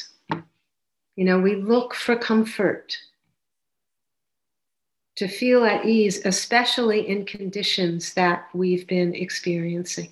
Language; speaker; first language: English; native; English